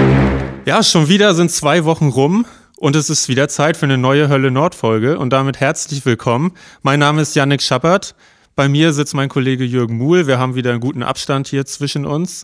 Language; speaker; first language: German; native; German